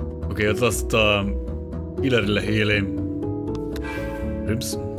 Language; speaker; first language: Finnish; native; Finnish